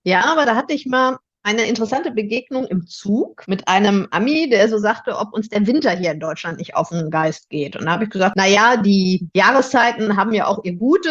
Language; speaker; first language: German; native; German